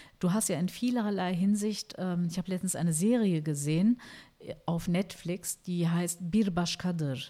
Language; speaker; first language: German; early bilingual, other home language; Turkish